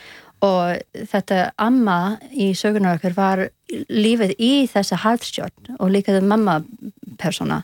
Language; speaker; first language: Icelandic; non-native, learner; English